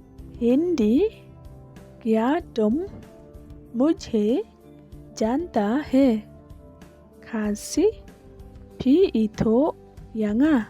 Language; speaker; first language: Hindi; non-native, learner; Khasi